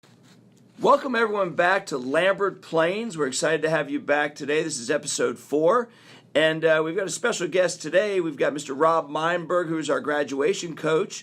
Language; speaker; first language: English; native; English